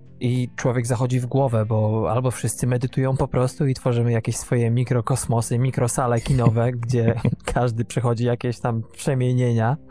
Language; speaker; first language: Polish; native; Polish